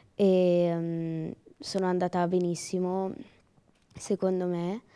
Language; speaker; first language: Italian; native; Italian